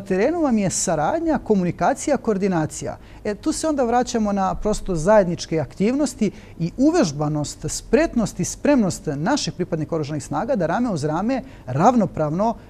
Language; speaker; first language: Bosnian; native; Bosnian